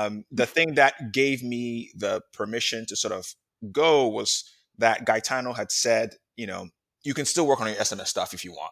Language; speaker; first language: English; non-native, local second language; Akan